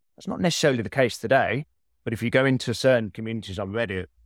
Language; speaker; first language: English; native; English